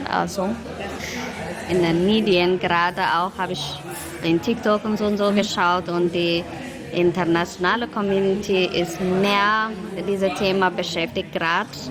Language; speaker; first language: German; non-native, learner; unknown